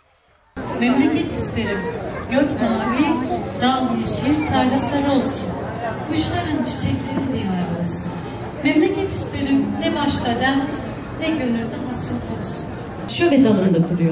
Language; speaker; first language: Turkish; native; Turkish